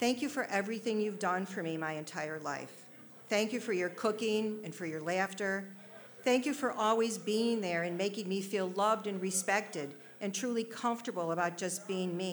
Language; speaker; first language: English; native; English